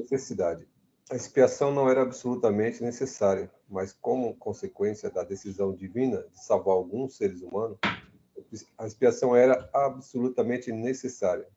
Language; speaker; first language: Portuguese; native; Portuguese